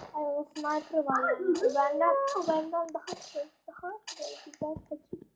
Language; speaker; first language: Turkish; early bilingual, heritage; Turkish